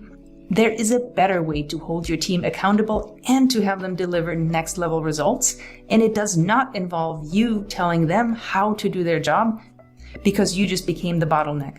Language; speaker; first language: English; native; English